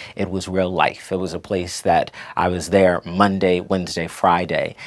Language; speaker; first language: English; native; English